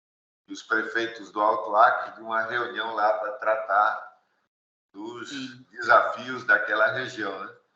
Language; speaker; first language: Portuguese; native; Portuguese